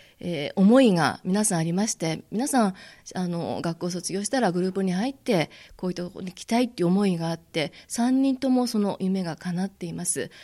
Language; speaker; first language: Japanese; native; Japanese